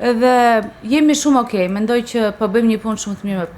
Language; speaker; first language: Albanian; native; Albanian